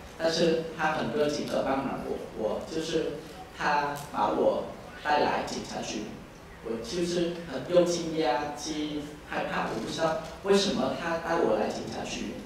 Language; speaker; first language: Chinese; non-native, fluent; Vietnamese